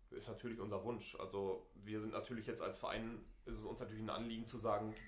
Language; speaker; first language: German; native; German